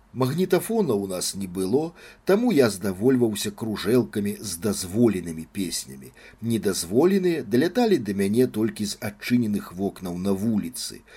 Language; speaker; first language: Belarusian; native; Belarusian